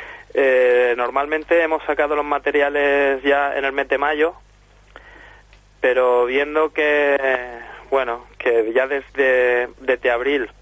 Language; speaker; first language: Spanish; native; Spanish